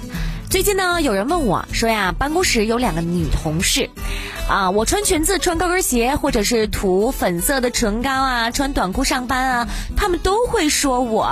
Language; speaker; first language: Chinese; native; Chinese